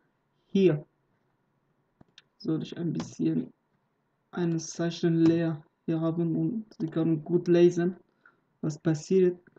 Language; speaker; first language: German; non-native, learner; Persian